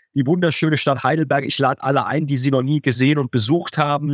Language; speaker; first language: German; native; German